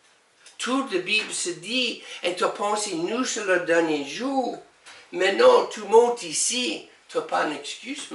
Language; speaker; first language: French; non-native, learner; English